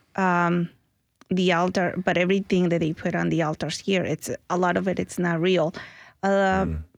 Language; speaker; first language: English; early bilingual, other home language; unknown